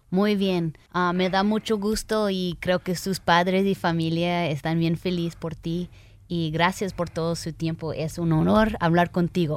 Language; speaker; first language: Spanish; early bilingual, heritage; Spanish